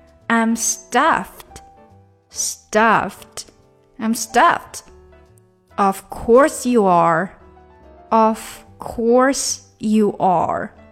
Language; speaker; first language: English; non-native, fluent; Chinese